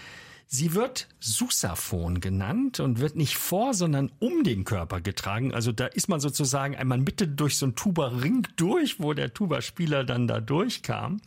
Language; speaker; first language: German; native; German